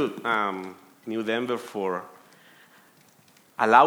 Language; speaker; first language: English; non-native, fluent; Spanish